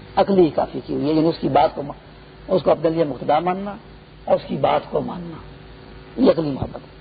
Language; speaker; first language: Urdu; non-native, local second language; Pashto